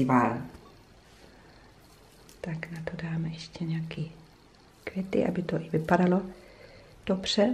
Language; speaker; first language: Czech; non-native, fluent; German